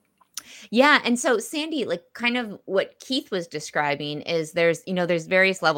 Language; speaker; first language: English; native; English